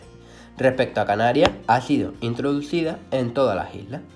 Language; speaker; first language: Spanish; native; Spanish